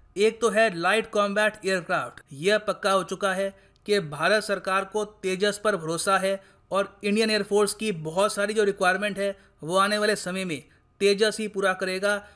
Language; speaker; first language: Hindi; native; Hindi